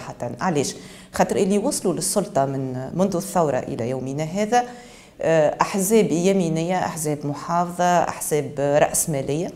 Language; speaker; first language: Arabic; native; Arabic